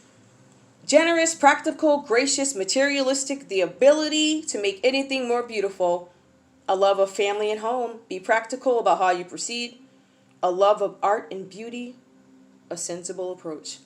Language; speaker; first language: English; native; English